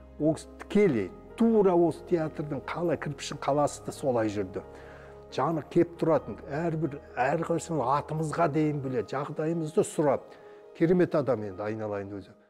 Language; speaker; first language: Kazakh; native; Kazakh